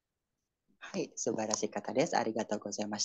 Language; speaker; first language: Japanese; non-native, fluent; Indonesian